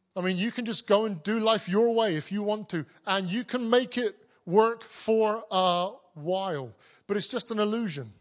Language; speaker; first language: English; native; English